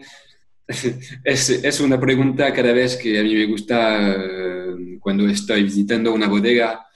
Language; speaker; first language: Spanish; non-native, fluent; French